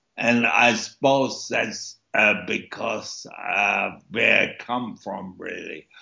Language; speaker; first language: English; early bilingual, other home language; German